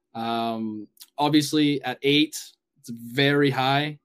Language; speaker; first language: English; native; English